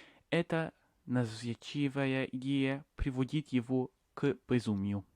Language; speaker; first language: Russian; non-native, learner; English